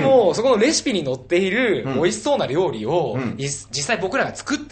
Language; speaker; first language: Japanese; native; Japanese